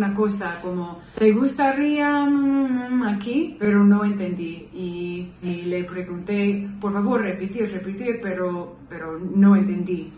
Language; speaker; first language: Spanish; non-native, fluent; English